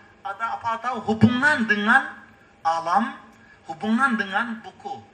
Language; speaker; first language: Indonesian; non-native, learner; Turkish